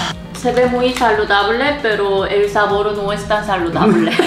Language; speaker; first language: Spanish; non-native, learner; Korean